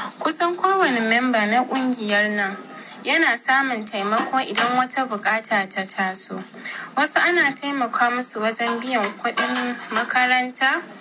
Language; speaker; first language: Hausa; non-native, local second language; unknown